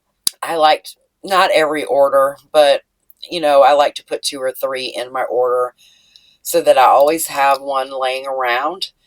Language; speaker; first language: English; native; English